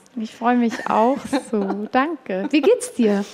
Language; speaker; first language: German; native; German